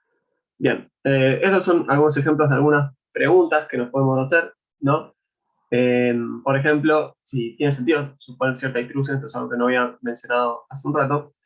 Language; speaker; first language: Spanish; native; Spanish